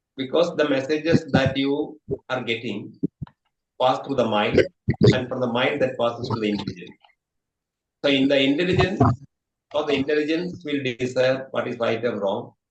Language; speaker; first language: English; non-native, local second language; Malayalam